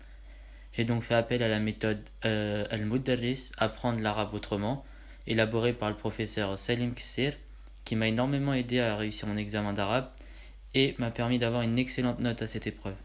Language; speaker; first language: French; native; French